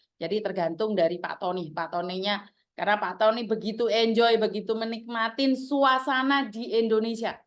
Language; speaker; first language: Indonesian; non-native, local second language; Javanese